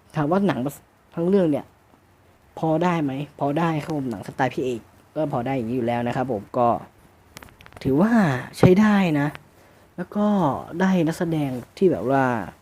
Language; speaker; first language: Thai; native; Thai